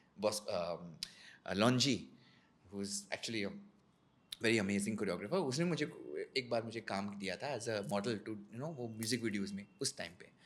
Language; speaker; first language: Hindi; non-native, local second language; Konkani